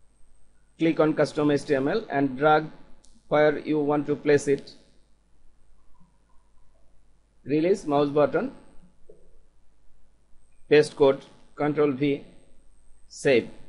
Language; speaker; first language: English; non-native, local second language; Bangla